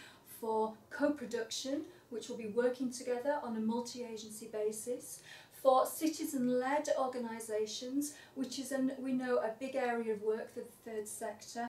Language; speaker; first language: English; native; English